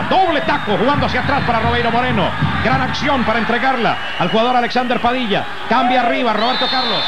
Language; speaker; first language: Spanish; native; Spanish